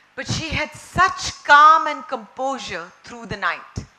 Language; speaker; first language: English; non-native, local second language; Marathi